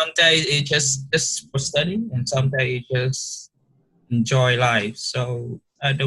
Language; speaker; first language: English; non-native, learner; Vietnamese